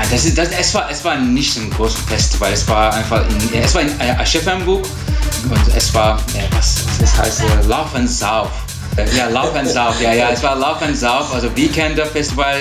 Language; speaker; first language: German; non-native, learner; Turkish